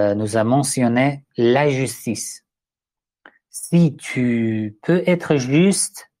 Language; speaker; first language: French; non-native, fluent; Persian